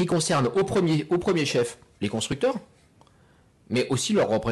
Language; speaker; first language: French; native; French